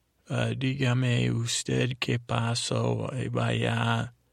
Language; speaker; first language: Spanish; non-native, learner; English